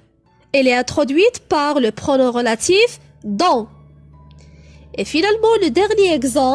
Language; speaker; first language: French; non-native, local second language; Arabic